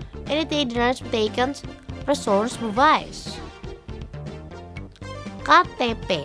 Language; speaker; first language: Dutch; non-native, fluent; Indonesian